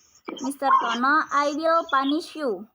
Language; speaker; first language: English; non-native, learner; Indonesian